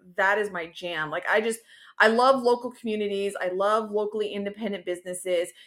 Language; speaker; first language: English; native; English